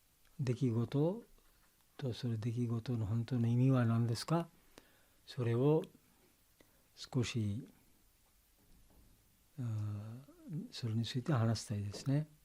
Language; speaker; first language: Japanese; non-native, learner; Bangla